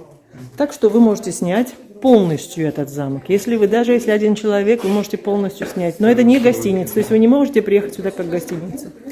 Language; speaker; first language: Russian; native; Russian